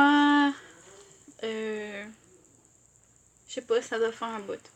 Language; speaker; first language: French; native; French